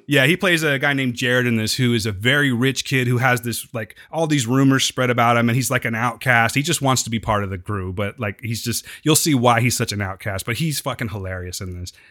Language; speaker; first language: English; native; English